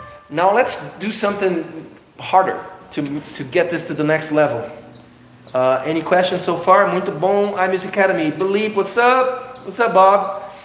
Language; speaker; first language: English; non-native, fluent; Portuguese